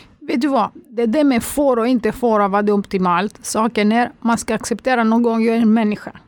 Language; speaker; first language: Swedish; non-native, fluent; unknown